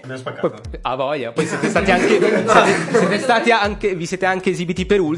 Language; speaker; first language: Italian; native; Italian